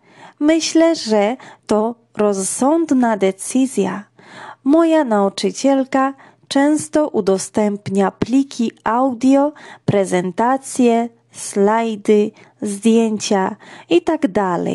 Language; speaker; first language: Polish; non-native, fluent; Georgian